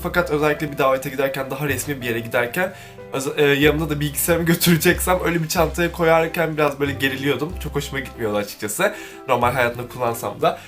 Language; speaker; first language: Turkish; native; Turkish